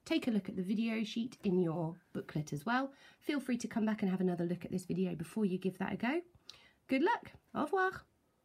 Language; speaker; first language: English; native; English